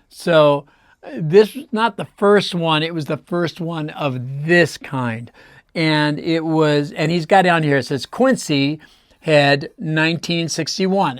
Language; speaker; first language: English; native; English